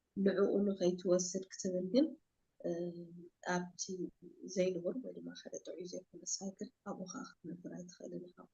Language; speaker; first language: Tigrinya; native; Tigrinya